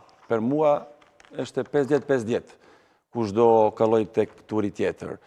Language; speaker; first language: Albanian; non-native, learner; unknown